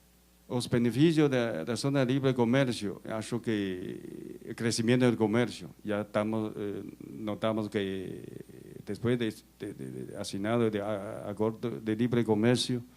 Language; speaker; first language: Portuguese; non-native, learner; Chinese